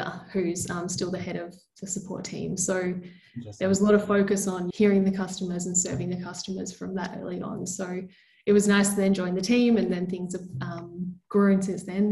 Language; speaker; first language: English; native; English